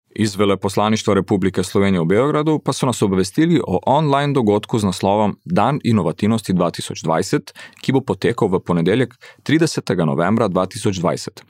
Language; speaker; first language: Slovenian; early bilingual, heritage; Slovenian